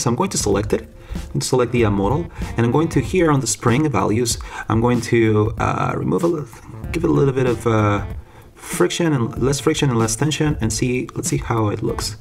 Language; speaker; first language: English; non-native, fluent; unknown